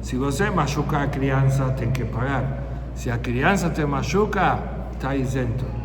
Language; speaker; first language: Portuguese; non-native, fluent; Spanish